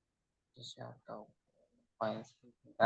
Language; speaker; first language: Chinese; non-native, learner; Indonesian